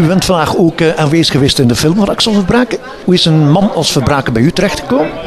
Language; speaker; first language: Dutch; native; Dutch